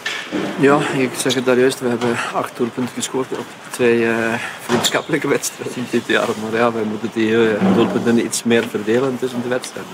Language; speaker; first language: Dutch; non-native, fluent; Icelandic